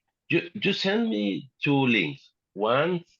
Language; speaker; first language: English; non-native, learner; Spanish